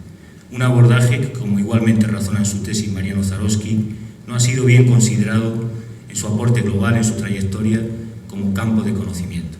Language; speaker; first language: Spanish; native; Spanish